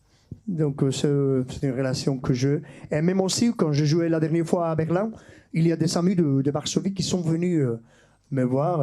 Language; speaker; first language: French; non-native, fluent; Basque